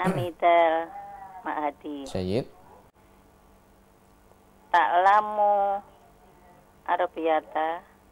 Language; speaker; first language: Arabic; non-native, learner; Indonesian